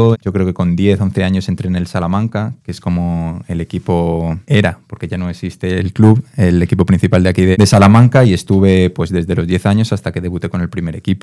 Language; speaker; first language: Spanish; native; Spanish